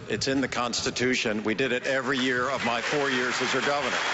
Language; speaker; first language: English; native; English